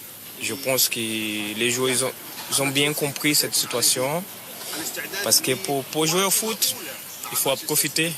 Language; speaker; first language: French; non-native, fluent; Portuguese